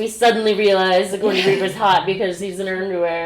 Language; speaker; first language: English; native; English